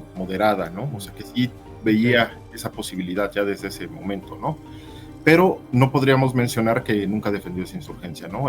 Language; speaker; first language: Spanish; native; Spanish